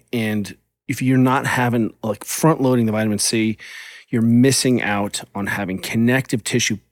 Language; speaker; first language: English; early bilingual, other home language; German